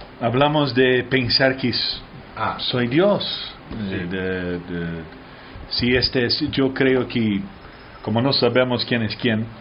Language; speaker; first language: Spanish; early bilingual, heritage; Spanish